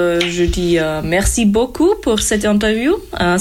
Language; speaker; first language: French; non-native, learner; German